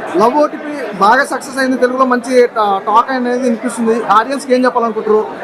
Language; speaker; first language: Telugu; native; Telugu